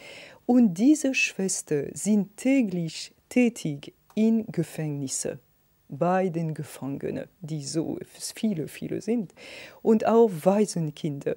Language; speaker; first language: German; non-native, fluent; French